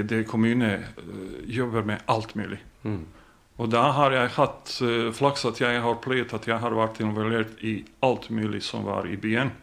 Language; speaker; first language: Norwegian; non-native, fluent; Bosnian